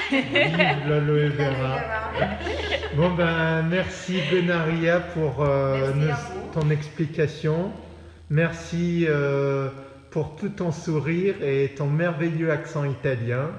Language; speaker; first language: French; native; French